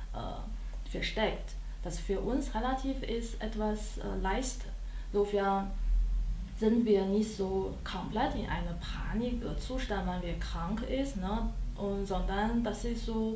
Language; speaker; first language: German; non-native, learner; Chinese